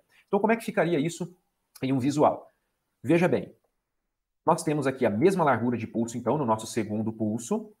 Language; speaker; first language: Portuguese; native; Portuguese